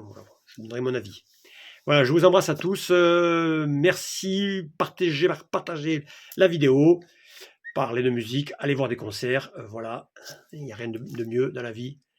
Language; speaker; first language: French; native; French